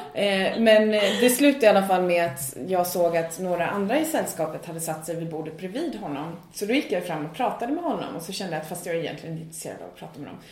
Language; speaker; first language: Swedish; native; Swedish